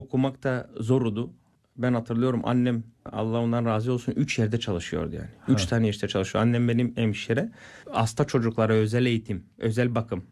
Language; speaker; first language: Turkish; non-native, fluent; Bulgarian